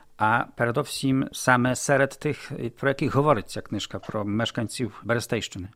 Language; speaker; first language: Ukrainian; native; Ukrainian